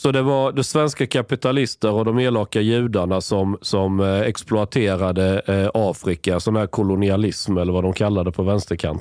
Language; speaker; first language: Swedish; native; Swedish